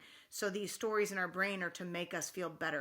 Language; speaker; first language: English; native; English